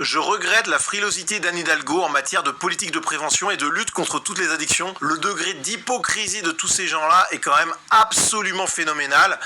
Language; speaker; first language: French; native; French